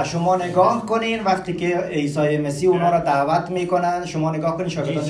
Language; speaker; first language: Persian; early bilingual, heritage; Persian